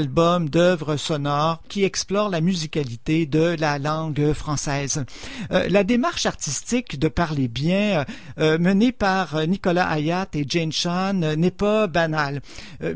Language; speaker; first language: French; native; French